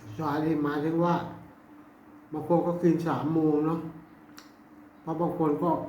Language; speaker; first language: Thai; non-native, local second language; Lao